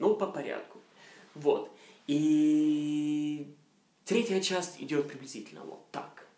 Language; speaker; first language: Russian; non-native, fluent; Norwegian